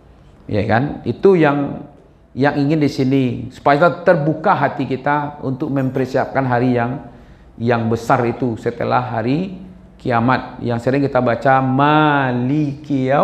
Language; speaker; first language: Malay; non-native, local second language; Minangkabau